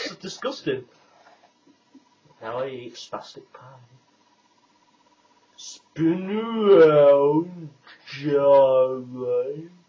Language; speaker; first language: English; native; English